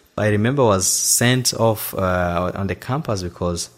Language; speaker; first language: English; non-native, fluent; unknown